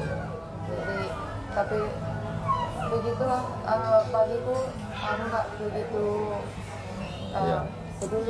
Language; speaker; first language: Indonesian; non-native, fluent; Finnish